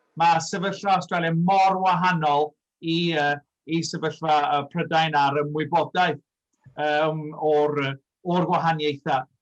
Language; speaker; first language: Welsh; early bilingual, heritage; Welsh